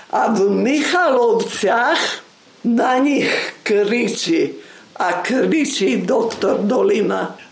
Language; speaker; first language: Slovak; non-native, local second language; Rusyn